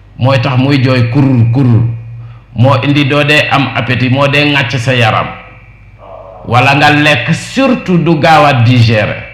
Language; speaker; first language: Wolof; non-native, local second language; Jola-Fonyi